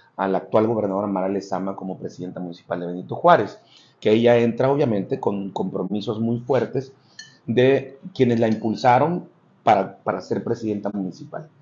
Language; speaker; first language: Spanish; native; Spanish